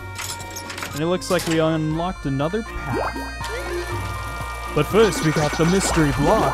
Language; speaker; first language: English; native; English